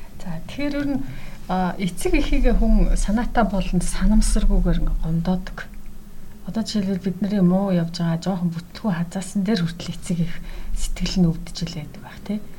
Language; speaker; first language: Mongolian; native; Mongolian